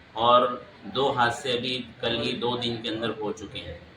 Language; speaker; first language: Urdu; native; Urdu